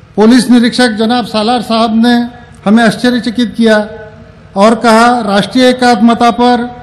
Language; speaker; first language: Hindi; non-native, local second language; Marathi